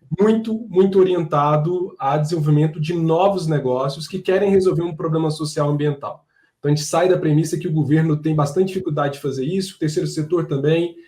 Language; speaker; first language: Portuguese; native; Portuguese